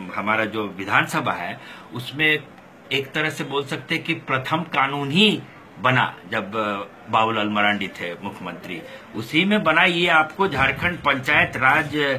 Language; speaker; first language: Hindi; non-native, local second language; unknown